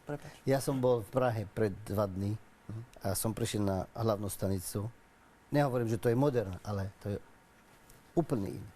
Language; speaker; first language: Slovak; non-native, learner; Arabic